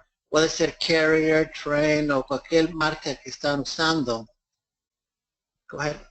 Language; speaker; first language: Spanish; early bilingual, heritage; English